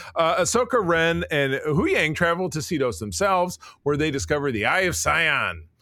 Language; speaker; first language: English; native; English